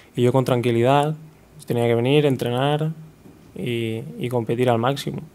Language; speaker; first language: Spanish; non-native, local second language; Catalan